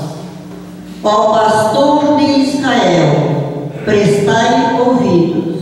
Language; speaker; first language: Portuguese; native; Portuguese